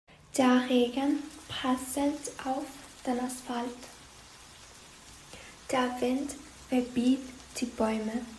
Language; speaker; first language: German; non-native, learner; Albanian